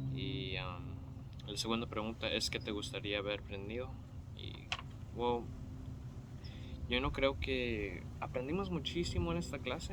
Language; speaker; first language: Spanish; early bilingual, heritage; Spanish